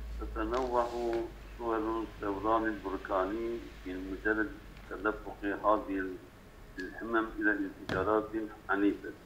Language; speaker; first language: Arabic; non-native, fluent; Turkish